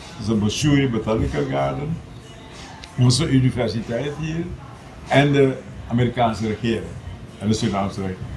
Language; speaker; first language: Dutch; native; Dutch